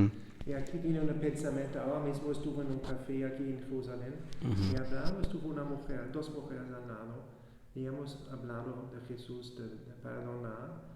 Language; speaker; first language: Spanish; non-native, fluent; German